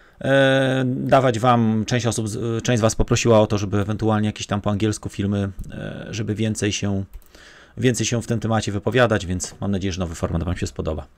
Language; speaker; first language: Polish; native; Polish